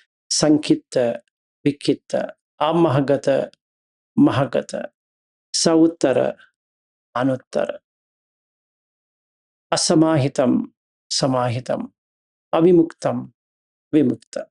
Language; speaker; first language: Hindi; native; Hindi